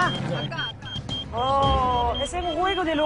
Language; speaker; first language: Spanish; non-native, learner; French